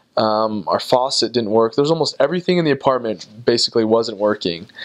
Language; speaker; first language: English; native; English